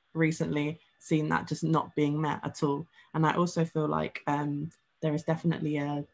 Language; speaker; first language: English; native; English